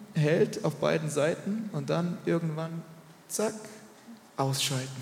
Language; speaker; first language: German; native; German